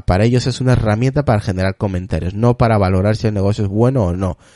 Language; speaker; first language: Spanish; native; Spanish